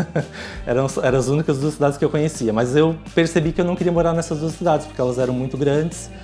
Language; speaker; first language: Portuguese; native; Portuguese